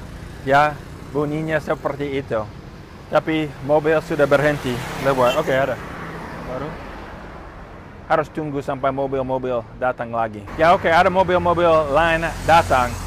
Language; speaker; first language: Indonesian; non-native, fluent; English